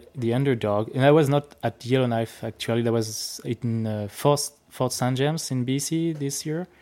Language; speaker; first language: English; non-native, fluent; French